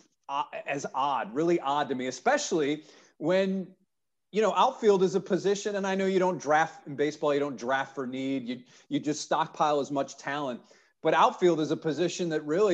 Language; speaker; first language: English; native; English